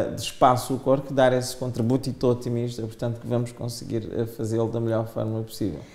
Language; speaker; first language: Portuguese; non-native, local second language; Kabuverdianu